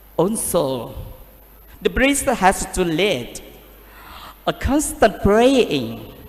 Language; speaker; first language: English; non-native, learner; Vietnamese